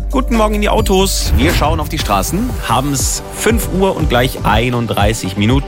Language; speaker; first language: German; native; German